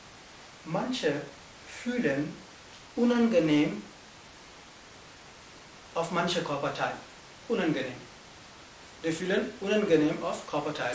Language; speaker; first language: German; non-native, fluent; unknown